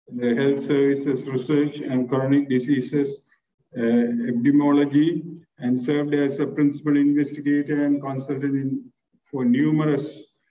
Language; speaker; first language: English; non-native, local second language; Tamil